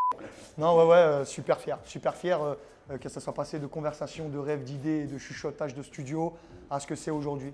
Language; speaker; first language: French; native; French